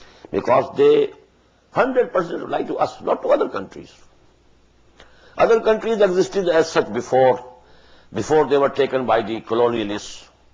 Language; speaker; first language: English; non-native, local second language; Urdu